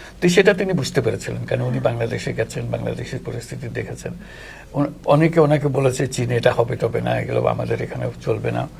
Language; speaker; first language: Bangla; native; Bangla